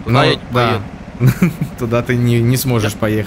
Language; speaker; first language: Russian; native; Russian